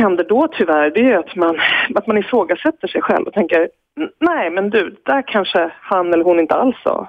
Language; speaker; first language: Swedish; native; Swedish